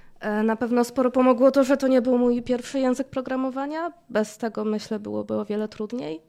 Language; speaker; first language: Polish; native; Polish